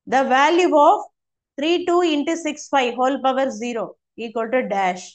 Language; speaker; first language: English; non-native, local second language; Tamil